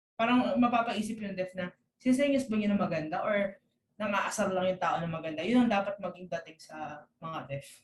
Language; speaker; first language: Filipino; native; Filipino